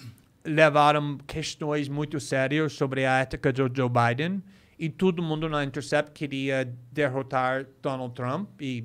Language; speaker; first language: Portuguese; non-native, fluent; English